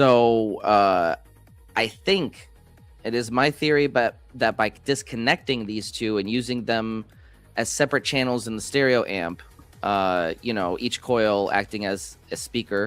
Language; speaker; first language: English; native; English